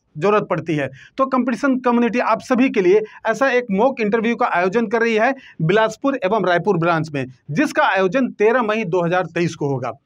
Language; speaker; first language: Hindi; native; Hindi